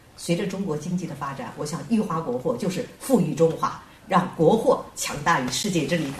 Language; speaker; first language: Chinese; native; Chinese